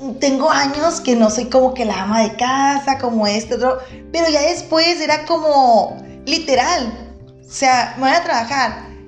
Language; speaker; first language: Spanish; native; Spanish